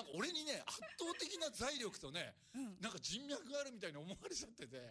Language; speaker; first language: Japanese; native; Japanese